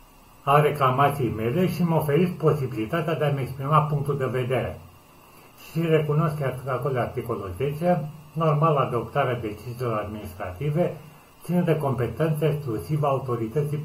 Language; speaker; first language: Romanian; native; Romanian